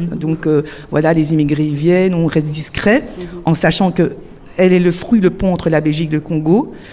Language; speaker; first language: French; native; French